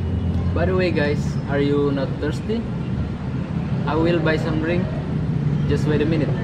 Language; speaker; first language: English; non-native, learner; Indonesian